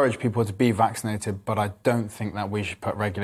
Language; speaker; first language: English; native; English